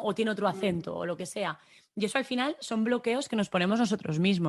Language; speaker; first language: Spanish; native; Spanish